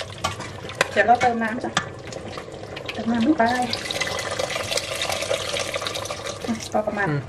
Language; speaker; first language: Thai; native; Thai